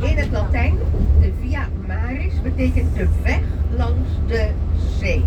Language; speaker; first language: Dutch; non-native, fluent; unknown